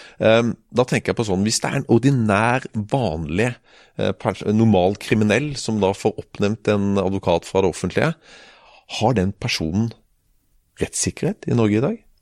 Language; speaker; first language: Norwegian; native; Norwegian